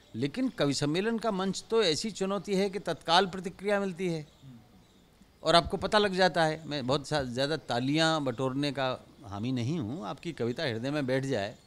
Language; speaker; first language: Hindi; native; Hindi